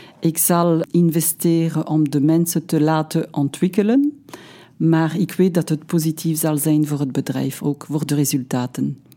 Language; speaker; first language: Dutch; non-native, local second language; French